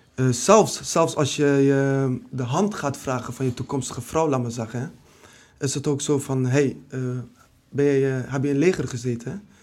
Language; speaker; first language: Dutch; early bilingual, other home language; Kurdish